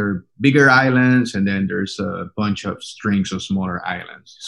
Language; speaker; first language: English; non-native, fluent; Spanish